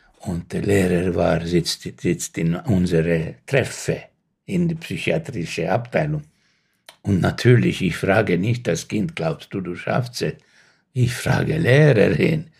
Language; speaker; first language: German; non-native, learner; Finnish